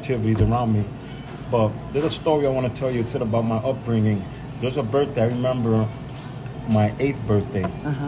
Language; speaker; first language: English; native; English